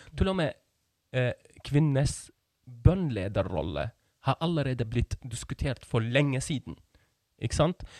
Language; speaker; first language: Norwegian; non-native, fluent; Kurdish